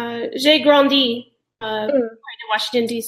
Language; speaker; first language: French; non-native, learner; English